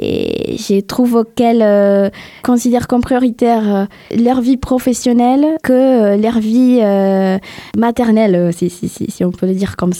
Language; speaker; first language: French; non-native, fluent; Spanish